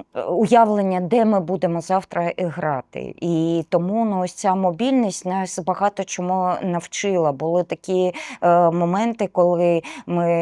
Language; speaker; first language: Ukrainian; non-native, local second language; Russian